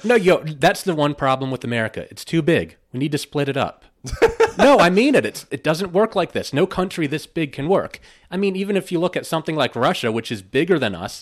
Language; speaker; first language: English; native; English